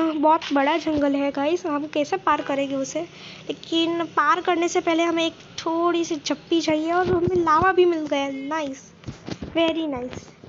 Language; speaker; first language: Hindi; non-native, local second language; Gujarati